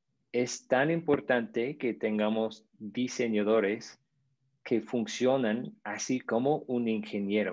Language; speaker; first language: Spanish; non-native, fluent; English